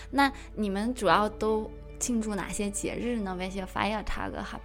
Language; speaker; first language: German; non-native, fluent; Chinese